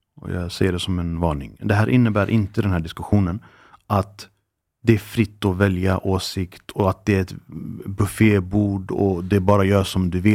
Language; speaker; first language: Swedish; early bilingual, other home language; Arabic